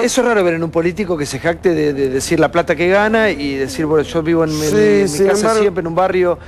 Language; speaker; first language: Spanish; native; Spanish